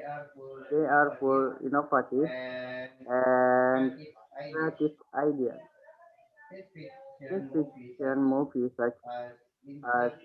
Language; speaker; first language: English; non-native, learner; Indonesian